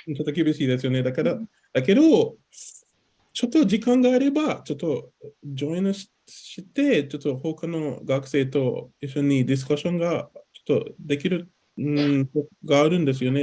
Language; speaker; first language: Japanese; non-native, learner; English